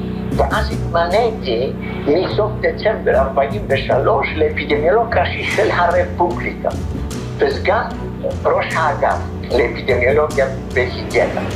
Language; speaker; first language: Hebrew; non-native, fluent; Polish